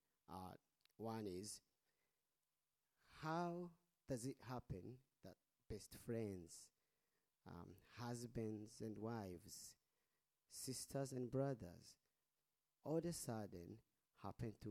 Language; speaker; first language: English; non-native, local second language; Kinyarwanda